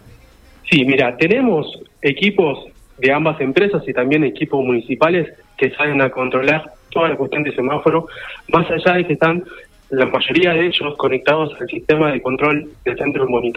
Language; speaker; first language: Spanish; native; Spanish